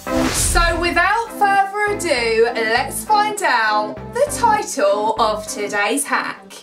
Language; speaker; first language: English; native; English